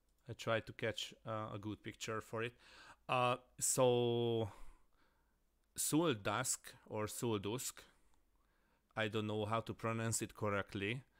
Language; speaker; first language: English; non-native, fluent; Hungarian